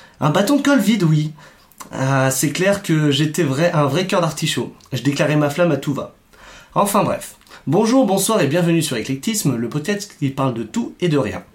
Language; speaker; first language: French; native; French